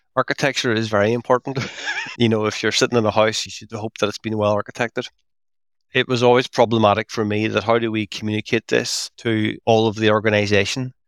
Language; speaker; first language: English; native; English